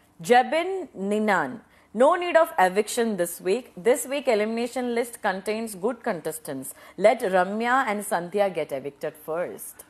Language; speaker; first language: English; non-native, local second language; Malayalam